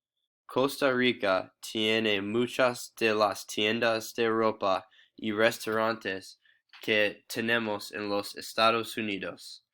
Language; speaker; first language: Spanish; non-native, learner; English